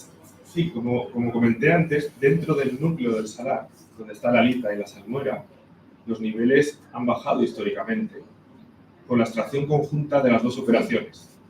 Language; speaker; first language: Spanish; native; Spanish